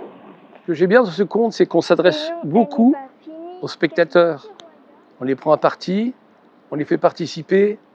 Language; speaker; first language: French; native; French